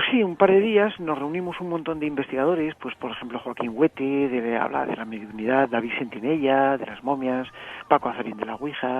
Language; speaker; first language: Spanish; native; Spanish